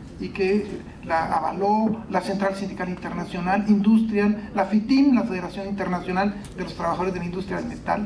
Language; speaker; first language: Spanish; native; Spanish